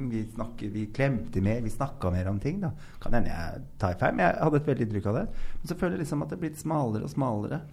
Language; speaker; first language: Norwegian; native; Norwegian